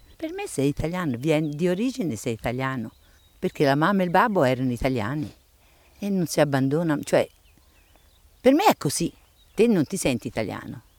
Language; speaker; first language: Italian; native; Italian